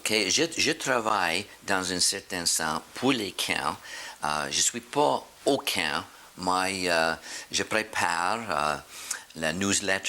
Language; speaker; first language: French; non-native, fluent; English